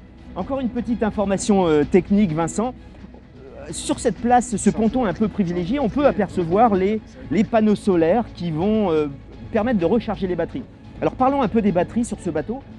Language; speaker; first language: French; native; French